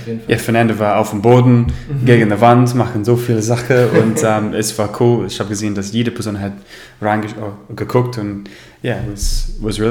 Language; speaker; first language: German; non-native, learner; English